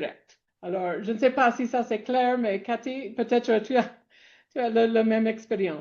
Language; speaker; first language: French; non-native, fluent; English